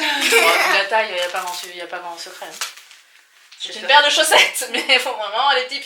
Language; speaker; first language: French; native; French